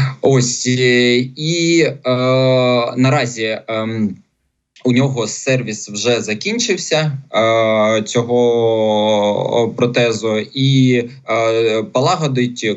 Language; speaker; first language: Ukrainian; non-native, local second language; Russian